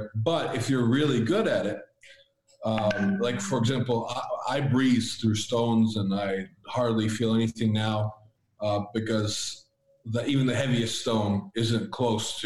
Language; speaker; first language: English; early bilingual, other home language; Latvian